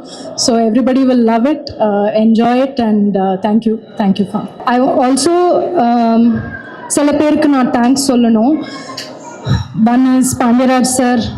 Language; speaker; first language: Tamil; non-native, fluent; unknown